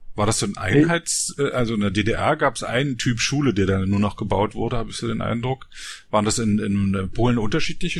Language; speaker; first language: German; native; German